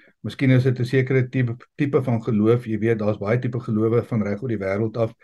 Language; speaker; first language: Afrikaans; native; Afrikaans